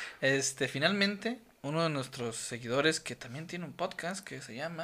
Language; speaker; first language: Spanish; native; Spanish